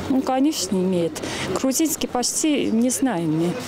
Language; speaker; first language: Russian; non-native, local second language; Armenian